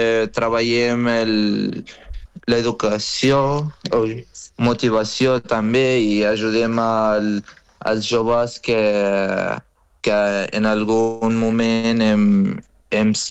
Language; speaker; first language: Catalan; non-native, fluent; Arabic